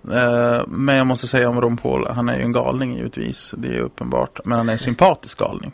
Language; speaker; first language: Swedish; non-native, fluent; Italian